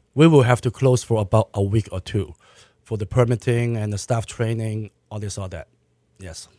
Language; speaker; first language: English; non-native, local second language; Cantonese